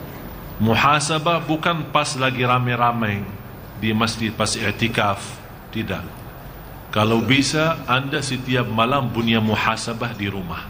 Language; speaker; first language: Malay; non-native, fluent; Arabic